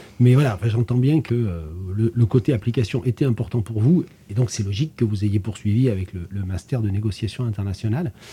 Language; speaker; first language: French; native; French